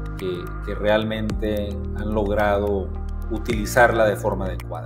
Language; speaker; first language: Spanish; native; Spanish